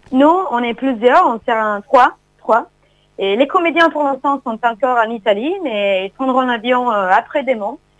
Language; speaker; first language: French; non-native, fluent; Italian